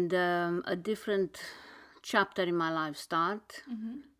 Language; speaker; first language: English; non-native, fluent; Romanian